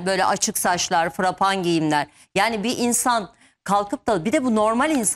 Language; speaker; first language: Turkish; native; Turkish